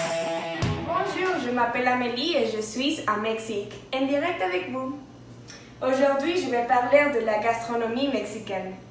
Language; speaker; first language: French; non-native, learner; Spanish